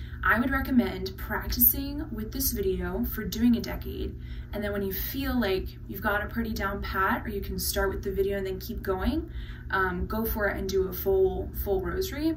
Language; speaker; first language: English; native; English